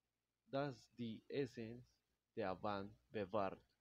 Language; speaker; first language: German; non-native, learner; Spanish